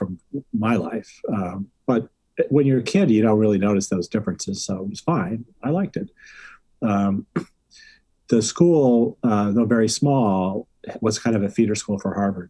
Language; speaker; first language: English; native; English